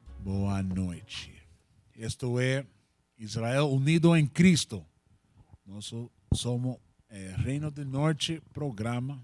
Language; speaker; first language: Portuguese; non-native, learner; Spanish